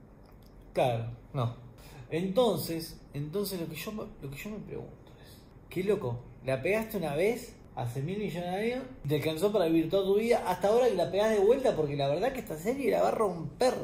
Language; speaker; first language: Spanish; native; Spanish